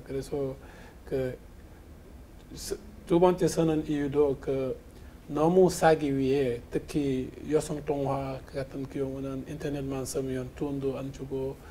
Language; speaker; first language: Korean; non-native, learner; French